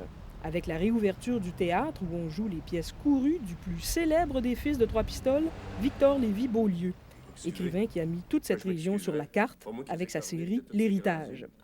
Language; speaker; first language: French; native; French